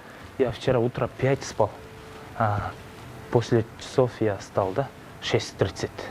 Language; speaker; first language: Russian; non-native, local second language; Kyrgyz